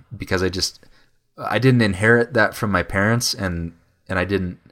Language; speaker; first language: English; native; English